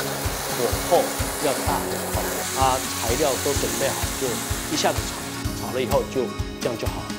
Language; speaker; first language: Chinese; non-native, local second language; Hakka Chinese